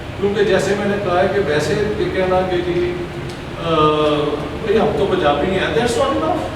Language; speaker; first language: Urdu; non-native, local second language; Punjabi